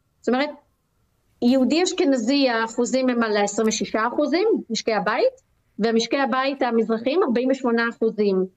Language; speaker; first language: Hebrew; native; Hebrew